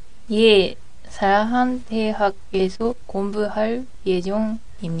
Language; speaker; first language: Korean; non-native, learner; Japanese